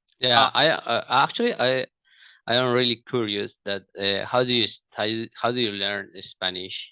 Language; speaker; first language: English; non-native, learner; Portuguese